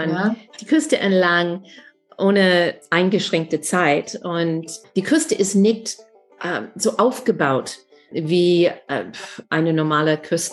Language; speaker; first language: German; non-native, fluent; English